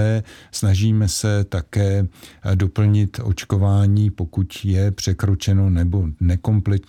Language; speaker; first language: Czech; native; Czech